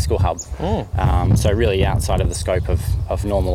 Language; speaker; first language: English; native; English